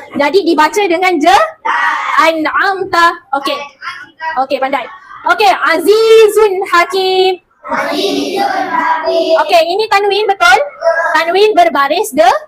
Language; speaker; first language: Malay; native; Malay